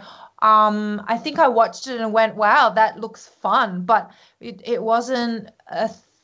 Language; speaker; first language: English; early bilingual, other home language; Korean